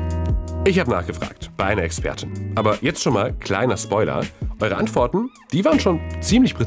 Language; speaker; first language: German; native; German